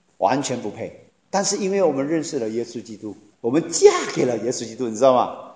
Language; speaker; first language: Chinese; native; Chinese